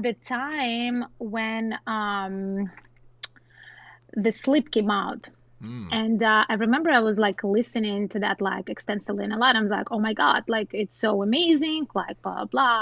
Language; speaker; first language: English; non-native, fluent; Russian